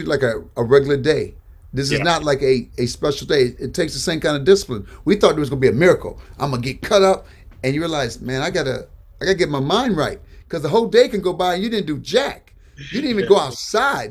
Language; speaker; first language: English; native; English